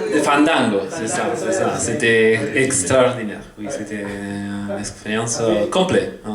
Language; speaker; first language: French; non-native, fluent; Italian